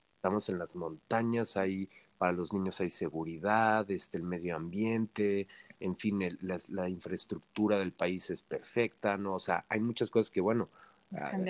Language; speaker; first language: Spanish; native; Spanish